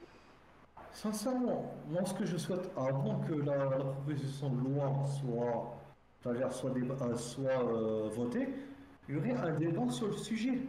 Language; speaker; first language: French; native; French